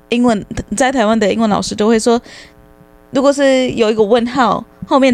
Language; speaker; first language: Chinese; non-native, fluent; English